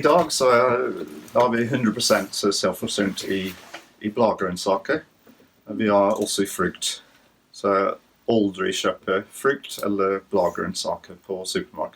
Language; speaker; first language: Norwegian; non-native, fluent; English